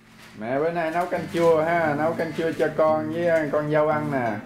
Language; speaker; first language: Vietnamese; native; Vietnamese